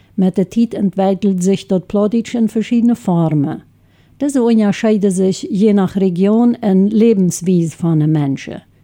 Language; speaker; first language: German; non-native, local second language; Low German